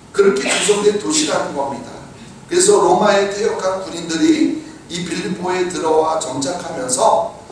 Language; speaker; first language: Korean; native; Korean